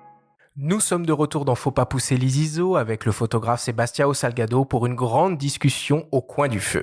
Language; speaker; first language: French; native; French